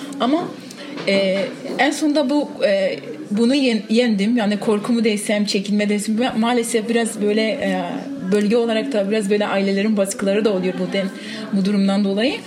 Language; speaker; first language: Turkish; non-native, local second language; Kurdish